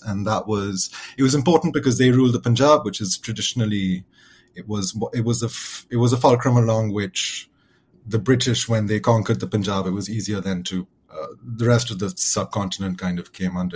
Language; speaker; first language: English; native; English